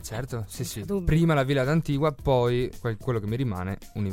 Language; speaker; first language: Italian; native; Italian